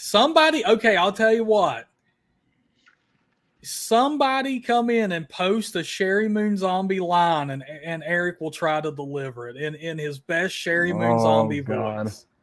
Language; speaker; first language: English; native; English